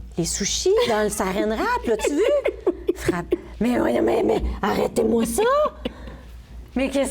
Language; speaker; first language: French; native; French